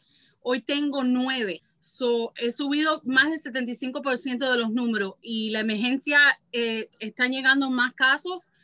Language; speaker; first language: Spanish; early bilingual, heritage; Spanish